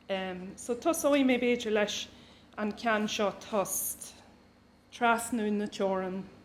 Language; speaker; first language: Irish; non-native, local second language; English